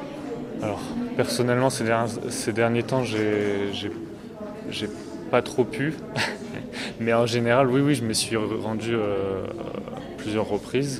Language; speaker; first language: French; native; French